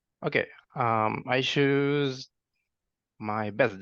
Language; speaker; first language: English; non-native, learner; Spanish